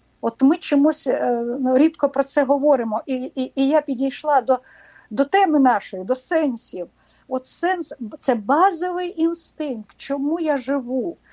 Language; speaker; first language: Ukrainian; non-native, local second language; Russian